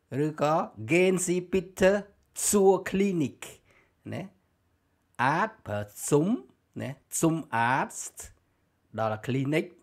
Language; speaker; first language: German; non-native, learner; Khmer